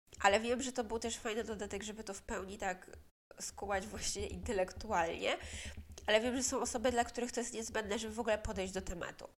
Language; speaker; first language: Polish; native; Polish